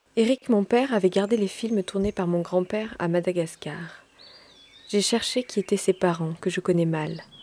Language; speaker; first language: French; native; French